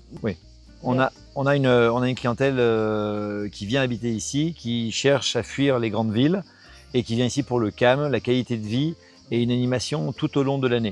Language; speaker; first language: French; native; French